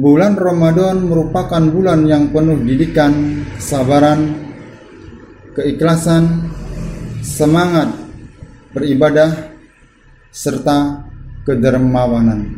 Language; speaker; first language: Indonesian; native; Indonesian